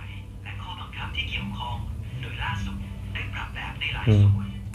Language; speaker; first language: Thai; native; Thai